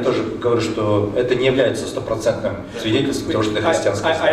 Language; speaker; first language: Russian; native; Russian